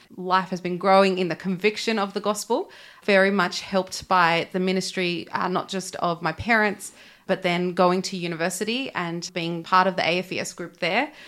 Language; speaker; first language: English; non-native, local second language; Armenian